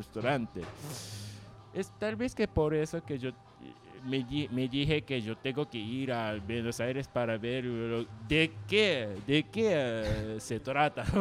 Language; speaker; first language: Spanish; non-native, learner; Japanese